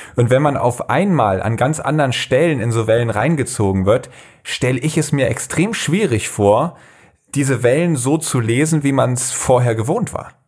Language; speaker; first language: German; native; German